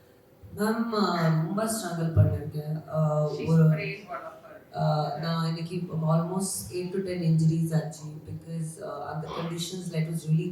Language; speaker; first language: Tamil; non-native, learner; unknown